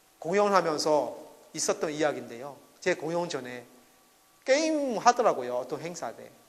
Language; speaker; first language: Korean; non-native, fluent; Burmese